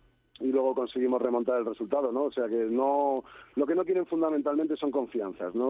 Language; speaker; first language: Spanish; native; Spanish